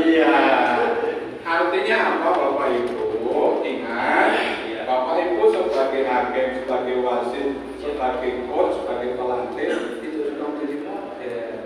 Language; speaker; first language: Indonesian; non-native, local second language; Javanese